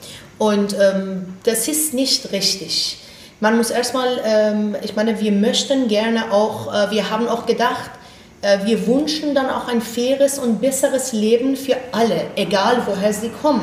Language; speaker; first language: German; non-native, fluent; Persian